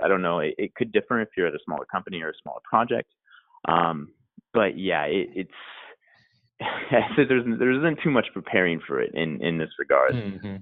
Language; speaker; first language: English; native; English